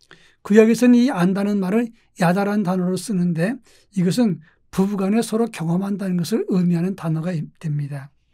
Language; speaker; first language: Korean; native; Korean